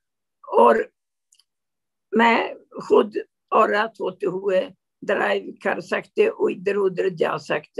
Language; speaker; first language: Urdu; non-native, learner; Swedish